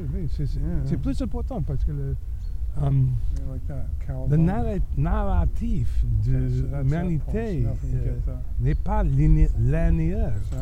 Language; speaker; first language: French; non-native, fluent; English